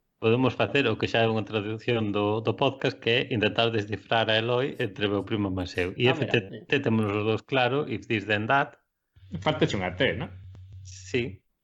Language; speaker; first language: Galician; non-native, local second language; Spanish